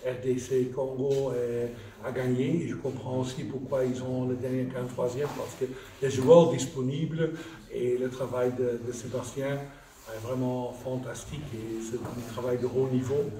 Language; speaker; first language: French; non-native, fluent; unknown